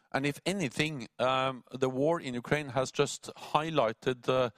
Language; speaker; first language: English; non-native, fluent; Norwegian